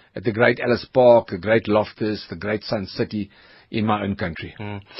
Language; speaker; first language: English; native; English